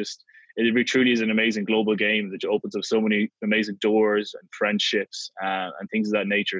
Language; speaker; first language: English; native; English